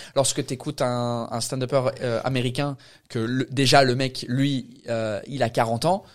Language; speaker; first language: French; non-native, fluent; English